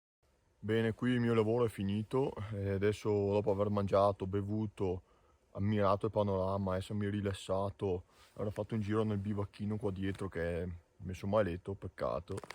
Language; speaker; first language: Italian; native; Italian